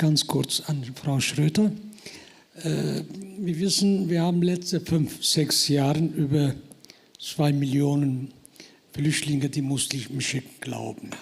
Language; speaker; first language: German; non-native, fluent; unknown